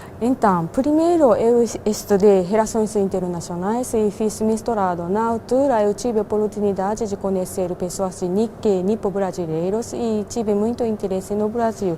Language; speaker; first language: Portuguese; non-native, fluent; Japanese